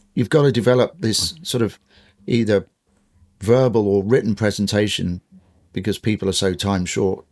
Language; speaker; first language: English; native; English